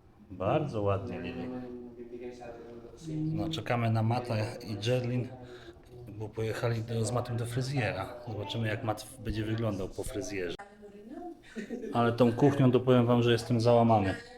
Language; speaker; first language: Polish; native; Polish